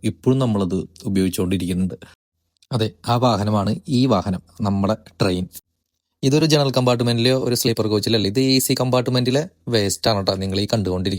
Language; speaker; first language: Malayalam; native; Malayalam